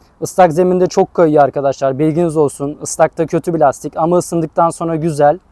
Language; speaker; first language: Turkish; native; Turkish